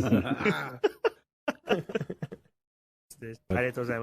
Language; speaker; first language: Japanese; native; Japanese